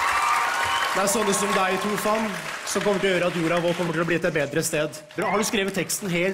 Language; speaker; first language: Norwegian; early bilingual, other home language; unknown